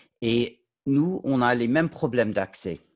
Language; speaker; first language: French; non-native, fluent; English